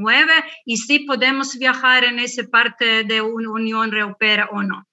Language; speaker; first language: Spanish; non-native, learner; Croatian